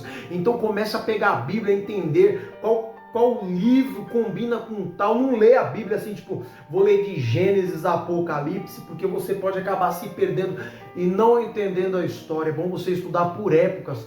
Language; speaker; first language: Portuguese; native; Portuguese